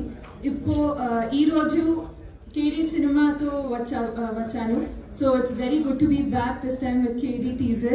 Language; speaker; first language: Telugu; non-native, learner; Kannada